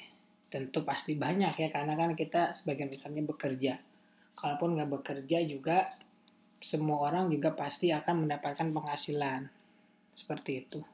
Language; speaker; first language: Indonesian; native; Indonesian